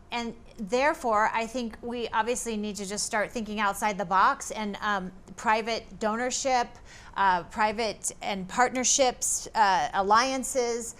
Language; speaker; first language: English; native; English